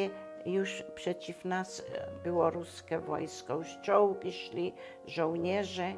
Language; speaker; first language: Polish; non-native, local second language; German